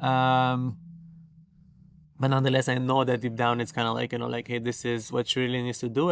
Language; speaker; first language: English; non-native, fluent; Romanian